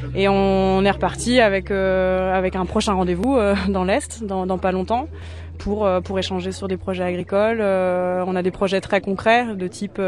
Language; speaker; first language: French; native; French